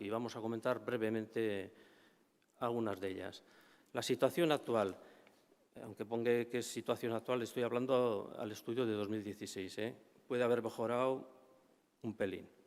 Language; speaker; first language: Spanish; native; Spanish